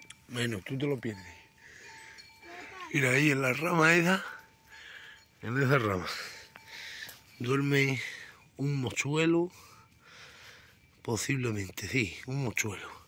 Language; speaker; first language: Spanish; native; Spanish